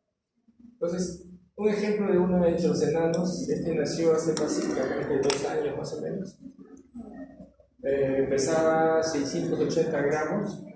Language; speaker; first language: Spanish; native; Spanish